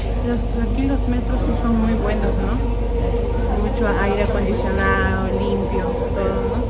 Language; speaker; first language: Spanish; native; Spanish